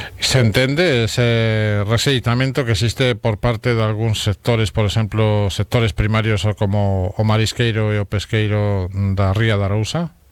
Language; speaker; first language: Galician; non-native, local second language; Spanish